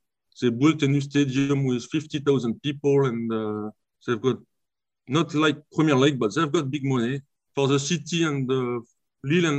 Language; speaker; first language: English; non-native, fluent; French